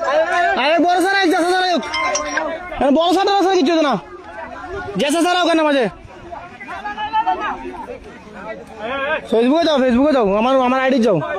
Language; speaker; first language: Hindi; non-native, learner; Bangla